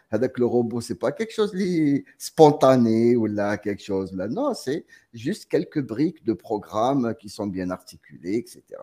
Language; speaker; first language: French; non-native, local second language; Arabic